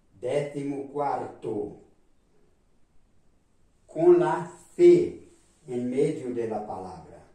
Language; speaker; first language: Spanish; non-native, fluent; Portuguese